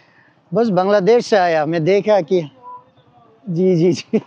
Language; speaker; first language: Hindi; non-native, learner; Bangla